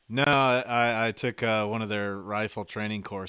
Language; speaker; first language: English; native; English